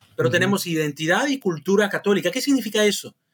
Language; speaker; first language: Spanish; native; Spanish